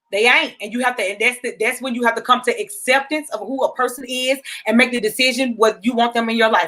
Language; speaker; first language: English; native; English